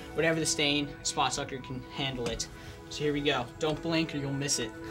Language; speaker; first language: English; native; English